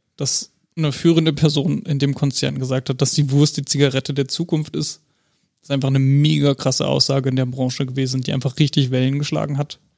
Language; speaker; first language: German; native; German